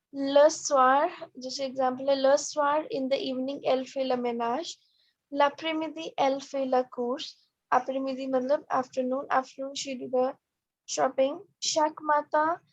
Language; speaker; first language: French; non-native, fluent; Hindi